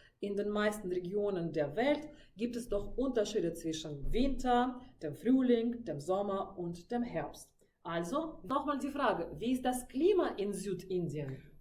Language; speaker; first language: German; non-native, fluent; Russian